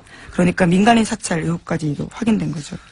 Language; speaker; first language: Korean; native; Korean